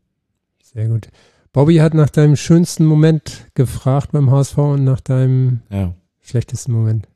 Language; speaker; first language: German; native; German